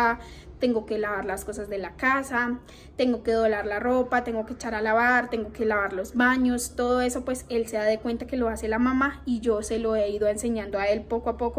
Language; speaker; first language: Spanish; native; Spanish